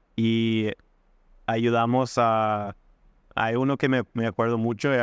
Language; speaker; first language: Spanish; non-native, fluent; English